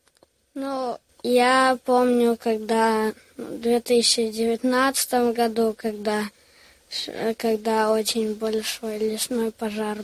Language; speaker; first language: Russian; early bilingual, heritage; Russian